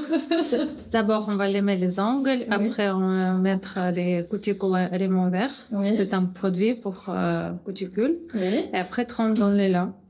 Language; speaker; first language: French; non-native, learner; Russian